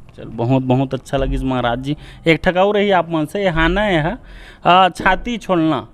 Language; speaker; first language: Hindi; native; Hindi